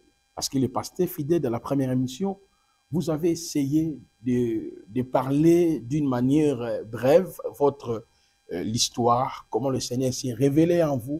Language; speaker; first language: French; non-native, local second language; Lingala